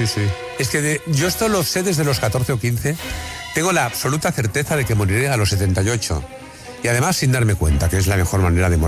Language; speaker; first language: Spanish; native; Spanish